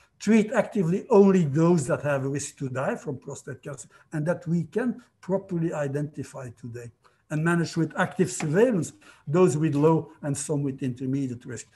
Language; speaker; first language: English; non-native, fluent; Dutch